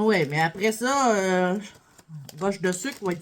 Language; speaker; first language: French; native; French